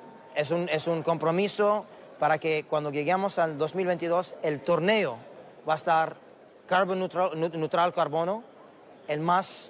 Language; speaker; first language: Spanish; non-native, learner; Arabic